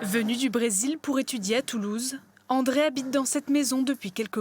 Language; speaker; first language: French; native; French